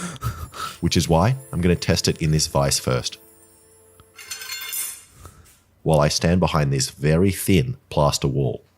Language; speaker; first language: English; native; English